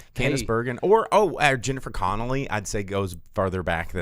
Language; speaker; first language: English; native; English